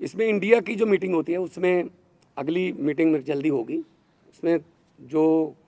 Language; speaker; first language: Hindi; non-native, local second language; Punjabi